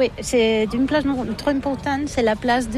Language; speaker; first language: French; non-native, learner; Catalan